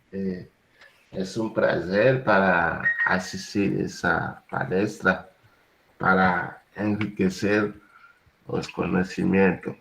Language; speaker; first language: Portuguese; non-native, learner; Haitian Creole